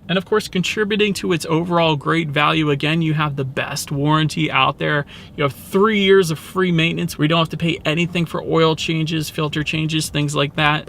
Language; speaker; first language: English; native; English